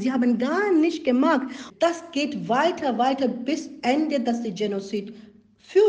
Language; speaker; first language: German; non-native, learner; Rohingya